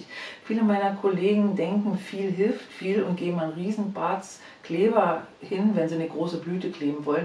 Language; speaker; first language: German; native; German